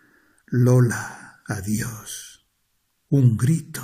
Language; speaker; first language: Spanish; native; Spanish